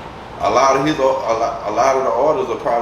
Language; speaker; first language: English; native; English